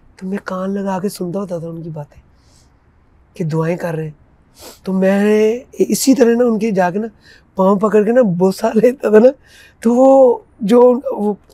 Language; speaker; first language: Urdu; non-native, local second language; Punjabi